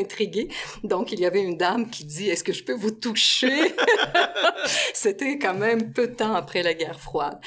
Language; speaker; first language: French; non-native, fluent; Russian